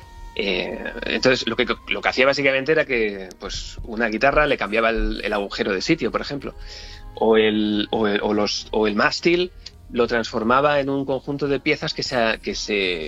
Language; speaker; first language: Spanish; native; Spanish